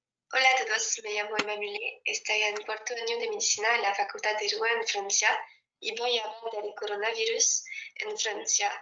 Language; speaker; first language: Spanish; non-native, fluent; French